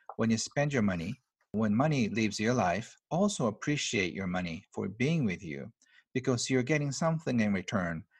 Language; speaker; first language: English; non-native, fluent; Japanese